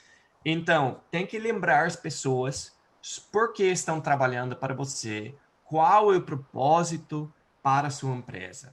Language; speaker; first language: Portuguese; non-native, fluent; English